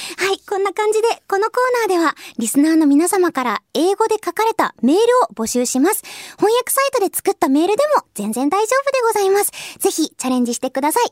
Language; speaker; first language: Japanese; native; Japanese